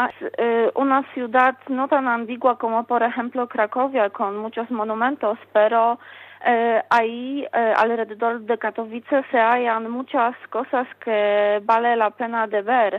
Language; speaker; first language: Spanish; non-native, fluent; Polish